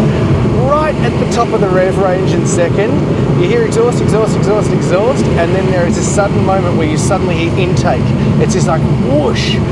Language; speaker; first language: English; native; English